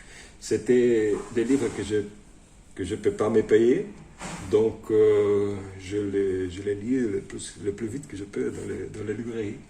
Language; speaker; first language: French; non-native, fluent; Portuguese